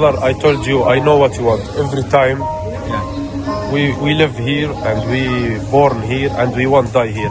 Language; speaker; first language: English; non-native, learner; Arabic